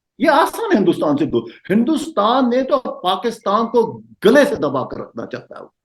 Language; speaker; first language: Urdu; non-native, local second language; Kashmiri